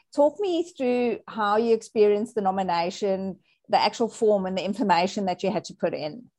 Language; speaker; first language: English; native; English